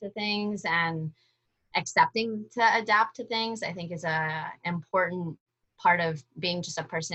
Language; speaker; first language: English; early bilingual, other home language; Spanish